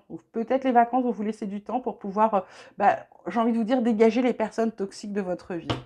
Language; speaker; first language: French; native; French